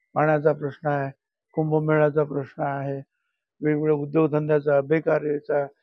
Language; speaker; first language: Marathi; native; Marathi